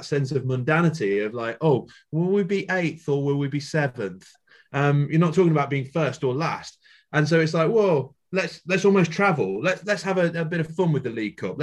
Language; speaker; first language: English; native; English